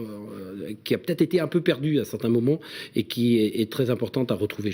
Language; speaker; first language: French; native; French